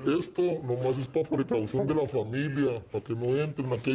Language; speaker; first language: Spanish; native; Spanish